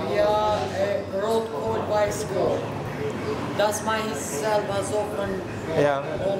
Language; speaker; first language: German; non-native, fluent; Albanian